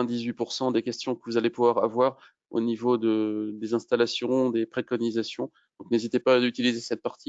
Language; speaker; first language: French; native; French